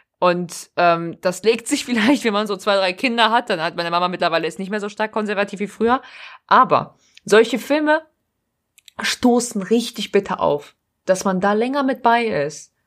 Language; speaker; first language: German; early bilingual, other home language; Polish